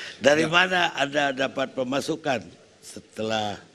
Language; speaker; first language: Indonesian; native; Indonesian